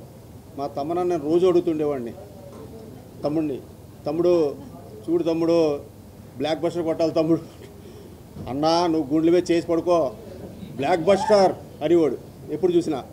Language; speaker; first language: Telugu; native; Telugu